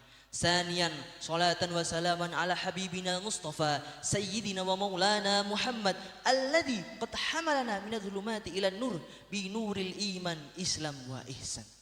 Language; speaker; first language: Arabic; non-native, fluent; Indonesian